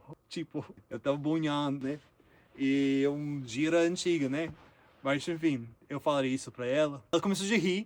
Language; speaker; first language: Portuguese; non-native, learner; English